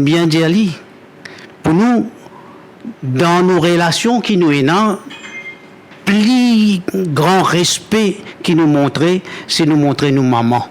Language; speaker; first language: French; non-native, local second language; Morisyen